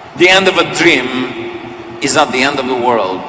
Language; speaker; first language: English; non-native, local second language; Filipino